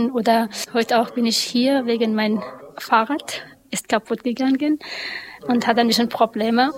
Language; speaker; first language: German; non-native, learner; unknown